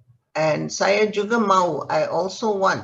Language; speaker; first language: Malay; non-native, fluent; Tamil